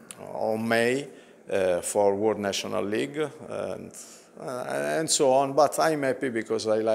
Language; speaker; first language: English; non-native, learner; Italian